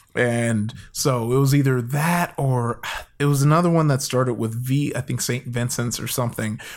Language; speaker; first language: English; native; English